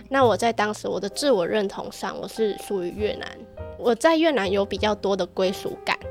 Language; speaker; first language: Chinese; early bilingual, other home language; Vietnamese